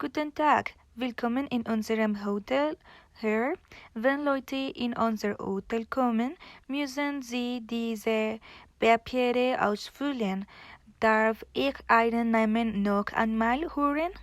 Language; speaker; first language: German; non-native, learner; Spanish